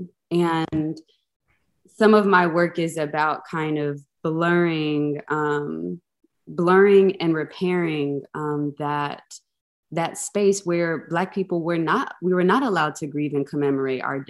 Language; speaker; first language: English; native; English